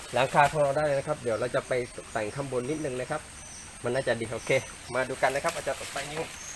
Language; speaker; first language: Thai; non-native, local second language; Pattani Malay